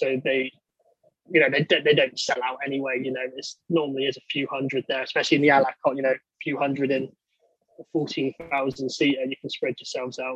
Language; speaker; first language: English; native; English